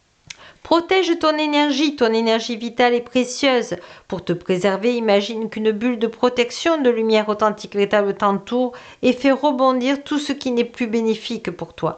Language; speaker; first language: French; native; French